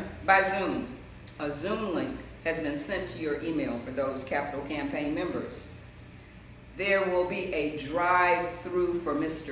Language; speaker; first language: English; native; English